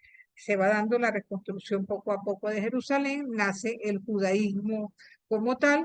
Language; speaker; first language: Spanish; native; Spanish